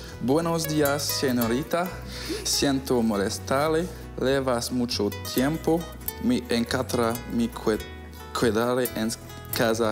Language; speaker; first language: Spanish; non-native, learner; French